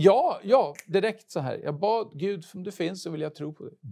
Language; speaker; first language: Swedish; native; Swedish